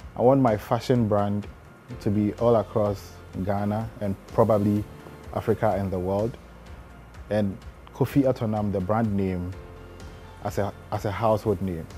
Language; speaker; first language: English; non-native, local second language; Ewe